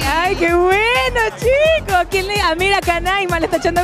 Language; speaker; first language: Spanish; native; Spanish